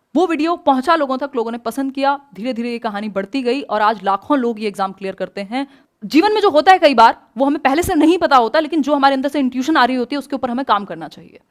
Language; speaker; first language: Hindi; native; Hindi